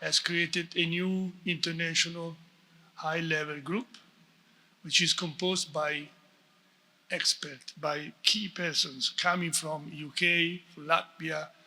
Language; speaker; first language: English; non-native, fluent; Italian